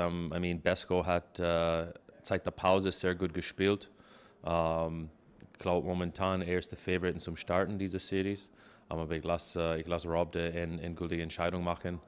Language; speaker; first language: German; non-native, learner; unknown